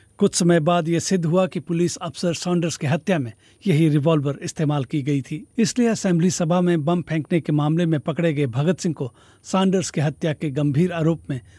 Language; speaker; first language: Hindi; native; Hindi